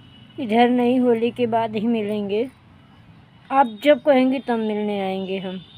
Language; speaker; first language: Hindi; non-native, local second language; Bhojpuri